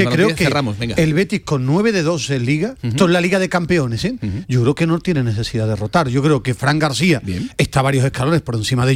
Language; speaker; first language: Spanish; native; Spanish